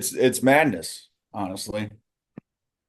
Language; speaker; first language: English; native; English